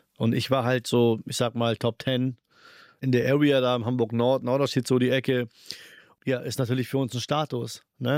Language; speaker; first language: German; early bilingual, other home language; Urdu